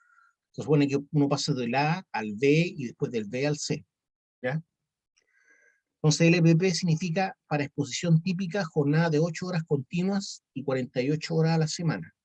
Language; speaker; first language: Spanish; native; Spanish